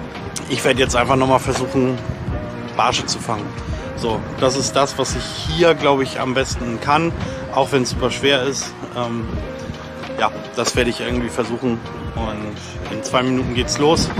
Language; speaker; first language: German; native; German